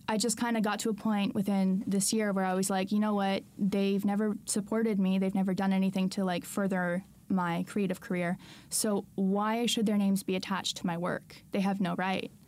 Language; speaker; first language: English; native; English